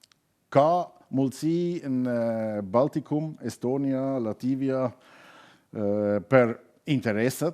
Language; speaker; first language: Albanian; non-native, learner; German